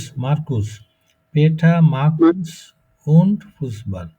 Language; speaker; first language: German; non-native, fluent; Bangla